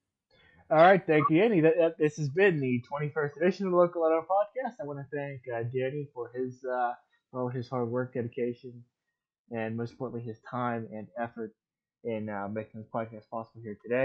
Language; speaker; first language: English; native; English